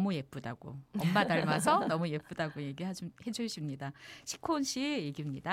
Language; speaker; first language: Korean; native; Korean